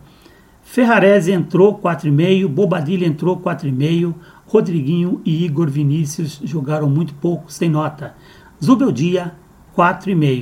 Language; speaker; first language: Portuguese; native; Portuguese